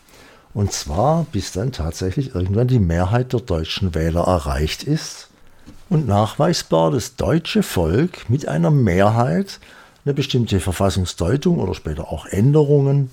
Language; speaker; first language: German; native; German